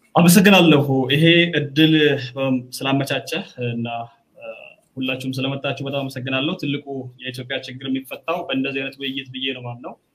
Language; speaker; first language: Amharic; non-native, local second language; Oromo